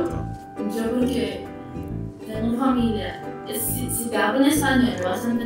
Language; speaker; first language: Spanish; early bilingual, other home language; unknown